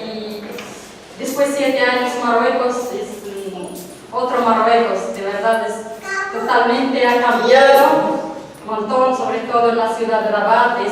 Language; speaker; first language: Spanish; non-native, learner; Arabic